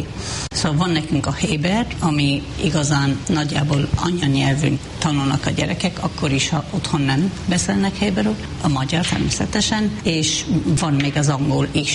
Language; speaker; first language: Hungarian; non-native, fluent; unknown